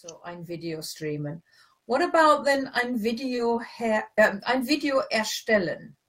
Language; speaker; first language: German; non-native, fluent; English